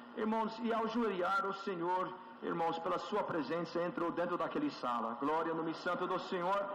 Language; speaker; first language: Portuguese; non-native, fluent; English